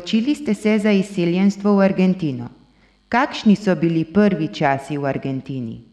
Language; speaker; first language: Slovenian; native; Slovenian